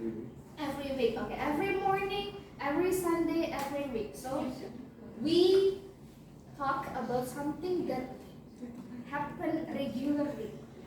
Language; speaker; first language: English; non-native, learner; Indonesian